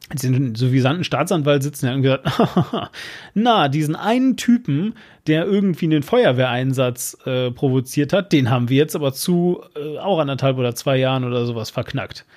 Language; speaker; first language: German; native; German